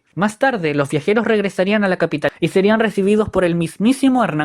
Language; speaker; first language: Spanish; native; Spanish